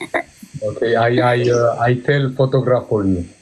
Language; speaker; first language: English; non-native, learner; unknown